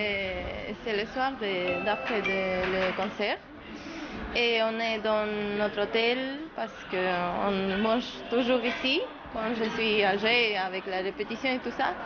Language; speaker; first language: French; non-native, learner; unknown